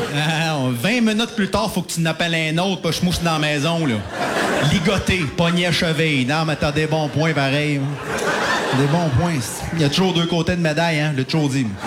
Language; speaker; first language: French; native; French